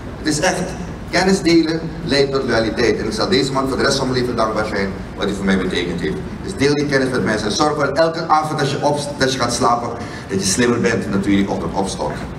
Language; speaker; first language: Dutch; native; Dutch